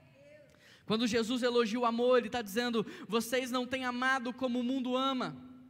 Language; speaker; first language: Portuguese; native; Portuguese